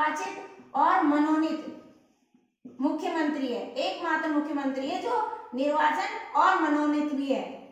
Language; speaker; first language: Hindi; native; Hindi